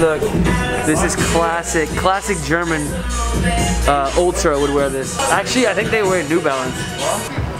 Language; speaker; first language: English; native; English